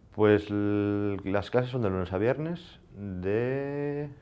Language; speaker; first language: Spanish; native; Spanish